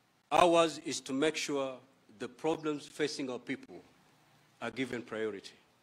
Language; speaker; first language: English; non-native, local second language; Giryama